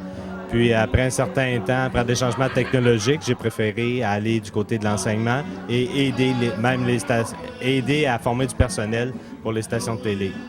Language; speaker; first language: French; native; French